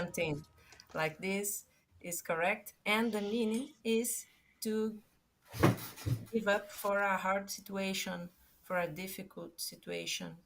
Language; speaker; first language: English; non-native, fluent; Portuguese